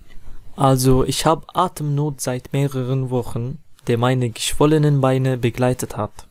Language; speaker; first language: German; non-native, fluent; Arabic